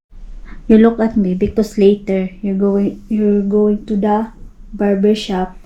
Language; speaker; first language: English; non-native, local second language; Cebuano